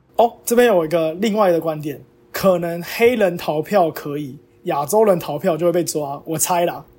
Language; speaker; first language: Chinese; native; Chinese